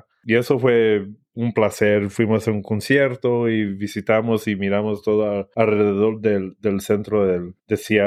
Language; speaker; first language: Spanish; early bilingual, heritage; English